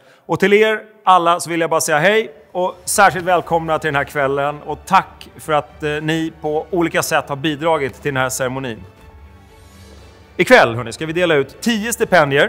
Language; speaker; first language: Swedish; native; Swedish